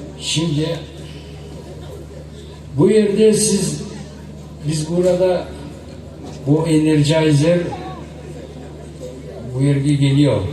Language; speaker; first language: Turkish; non-native, learner; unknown